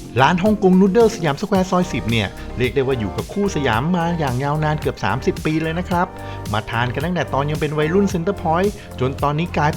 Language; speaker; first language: Thai; native; Thai